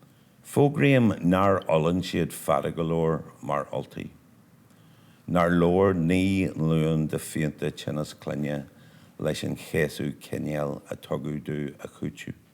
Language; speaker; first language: Irish; non-native, local second language; English